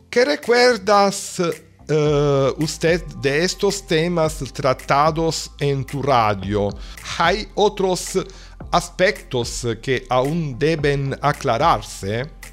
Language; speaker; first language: Spanish; non-native, learner; Italian